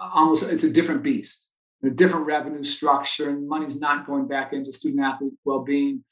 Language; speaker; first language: English; native; English